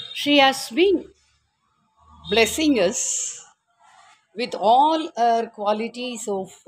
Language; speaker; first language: English; non-native, local second language; Tamil